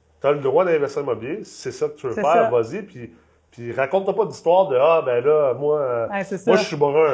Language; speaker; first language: French; native; French